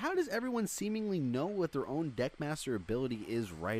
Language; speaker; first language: English; native; English